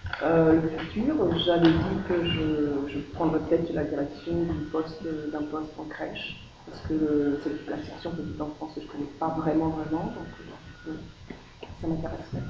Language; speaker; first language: French; native; French